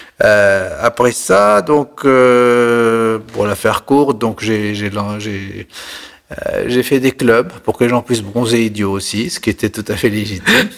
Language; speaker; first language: French; non-native, local second language; Arabic